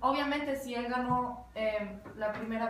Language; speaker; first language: Spanish; early bilingual, heritage; Spanish